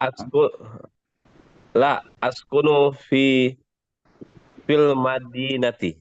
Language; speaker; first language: Arabic; non-native, learner; Indonesian